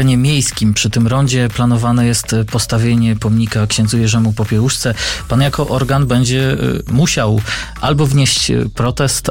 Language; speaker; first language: Polish; native; Polish